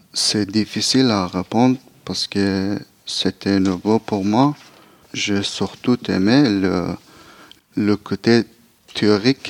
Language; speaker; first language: French; non-native, learner; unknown